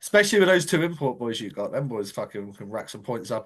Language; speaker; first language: English; native; English